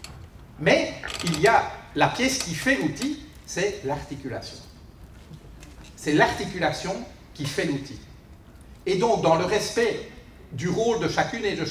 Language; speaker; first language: French; native; French